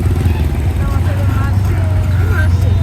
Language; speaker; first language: French; non-native, local second language; Malagasy